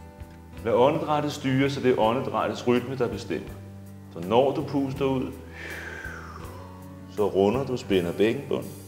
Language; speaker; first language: Danish; native; Danish